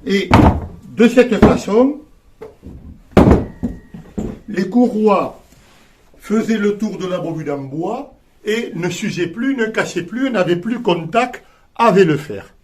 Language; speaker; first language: French; native; French